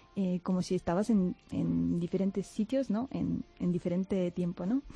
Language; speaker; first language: Spanish; non-native, fluent; Russian